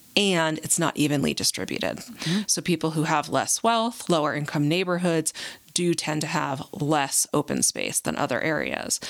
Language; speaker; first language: English; native; English